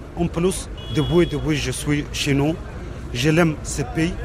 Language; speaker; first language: French; non-native, fluent; Arabic